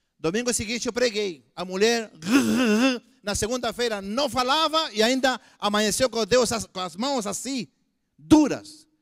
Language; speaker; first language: Portuguese; non-native, fluent; Spanish